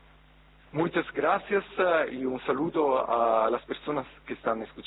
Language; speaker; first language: Spanish; non-native, fluent; Italian